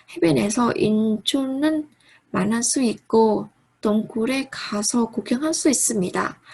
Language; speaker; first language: Korean; non-native, learner; Vietnamese